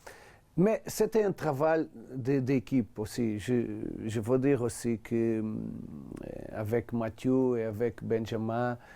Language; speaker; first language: French; non-native, learner; Portuguese